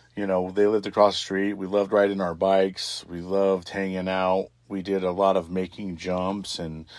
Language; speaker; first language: English; native; English